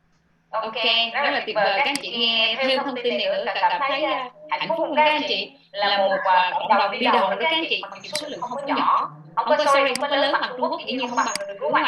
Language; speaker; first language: Vietnamese; native; Vietnamese